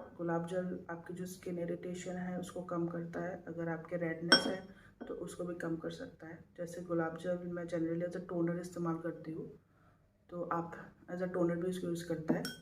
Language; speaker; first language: Hindi; non-native, local second language; Assamese